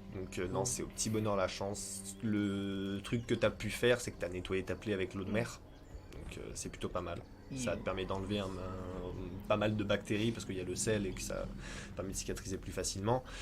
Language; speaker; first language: French; native; French